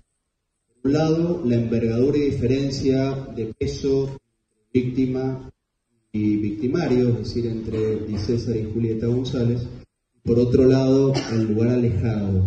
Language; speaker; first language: Spanish; native; Spanish